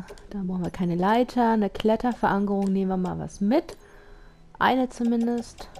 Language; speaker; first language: German; native; German